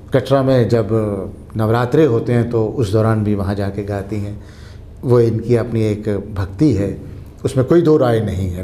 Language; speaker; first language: Hindi; native; Hindi